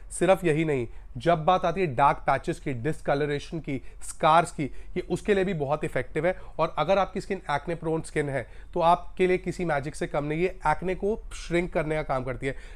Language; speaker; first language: Hindi; native; Hindi